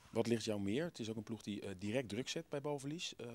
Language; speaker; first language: Dutch; native; Dutch